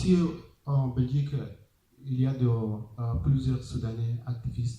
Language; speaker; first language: French; non-native, learner; Arabic